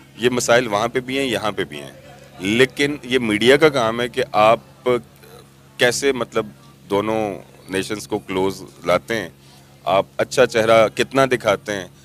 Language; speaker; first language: Urdu; non-native, local second language; Punjabi